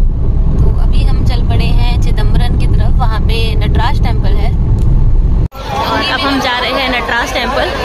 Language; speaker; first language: Hindi; native; Hindi